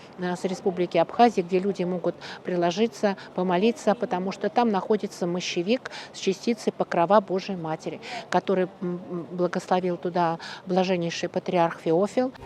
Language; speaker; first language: Russian; native; Russian